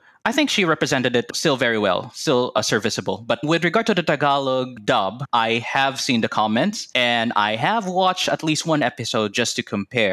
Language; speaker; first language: English; non-native, local second language; Cebuano